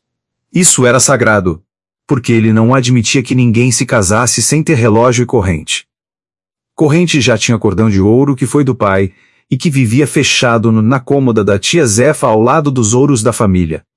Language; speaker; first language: Portuguese; native; Portuguese